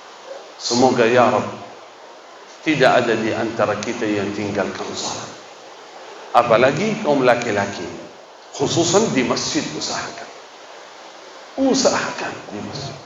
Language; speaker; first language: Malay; non-native, fluent; Arabic